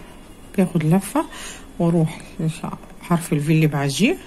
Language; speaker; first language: Arabic; native; Arabic